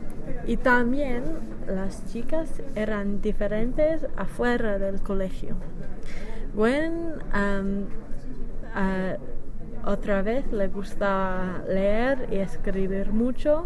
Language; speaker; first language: Spanish; non-native, learner; English